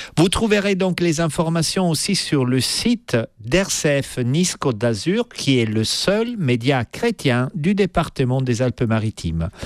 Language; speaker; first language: French; native; French